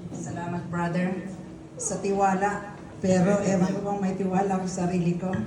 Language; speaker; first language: Filipino; non-native, local second language; Bikol